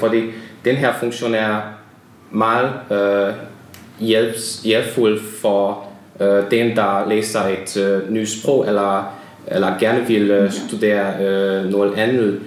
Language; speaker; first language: Danish; non-native, learner; Hungarian